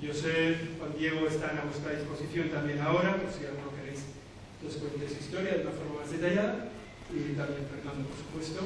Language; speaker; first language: Spanish; native; Spanish